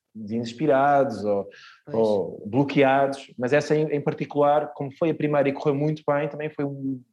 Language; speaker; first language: Portuguese; early bilingual, other home language; Swedish